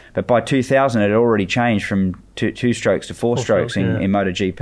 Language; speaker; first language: English; native; English